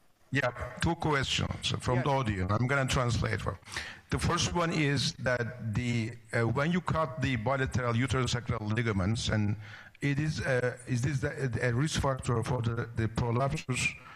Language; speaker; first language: English; non-native, fluent; Turkish